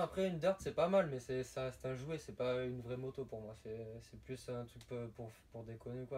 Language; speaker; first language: French; native; French